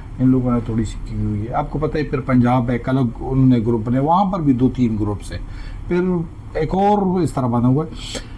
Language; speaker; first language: Urdu; non-native, local second language; Pashto